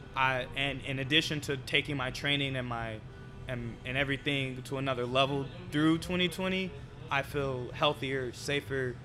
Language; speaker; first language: English; native; English